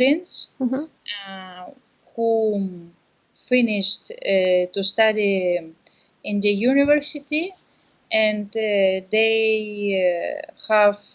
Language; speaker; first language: English; non-native, learner; Spanish